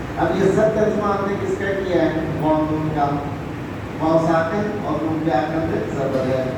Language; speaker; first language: Urdu; native; Urdu